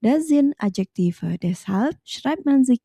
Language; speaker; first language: German; non-native, fluent; Indonesian